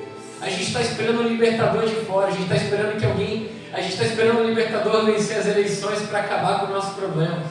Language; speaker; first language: Portuguese; native; Portuguese